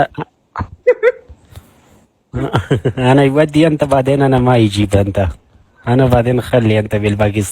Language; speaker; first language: Arabic; non-native, learner; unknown